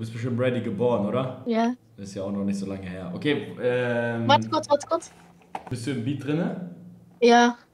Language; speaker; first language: German; native; German